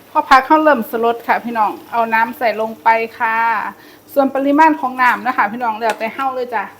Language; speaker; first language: Thai; native; Thai